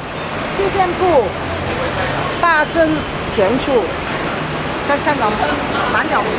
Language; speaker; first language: Chinese; non-native, local second language; Cantonese